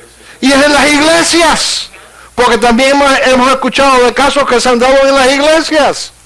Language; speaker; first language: Spanish; native; Spanish